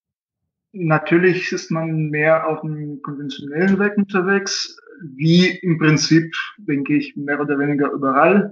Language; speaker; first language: German; non-native, fluent; Russian